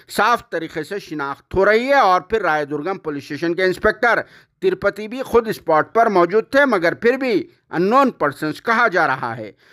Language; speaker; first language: Hindi; non-native, local second language; Urdu